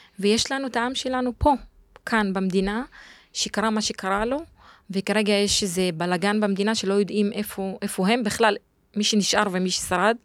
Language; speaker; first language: Hebrew; non-native, local second language; Arabic